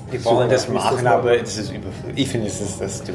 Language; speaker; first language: German; non-native, fluent; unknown